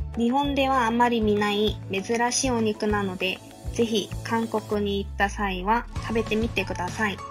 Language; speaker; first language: Japanese; non-native, fluent; Korean